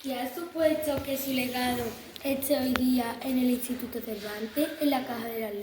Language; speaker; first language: Spanish; native; Spanish